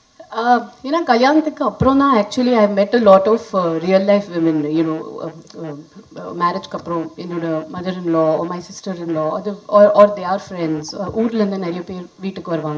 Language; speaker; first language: Tamil; non-native, fluent; Hindi